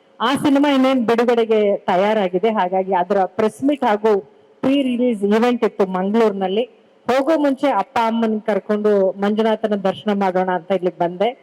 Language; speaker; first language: Kannada; native; Kannada